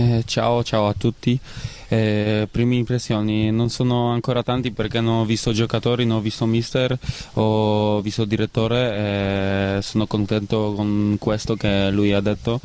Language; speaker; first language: Italian; non-native, fluent; Polish